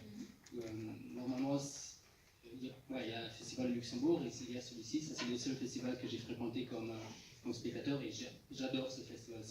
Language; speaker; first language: French; non-native, fluent; Luxembourgish